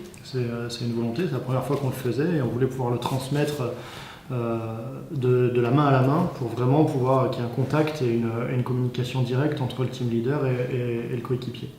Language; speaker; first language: French; native; French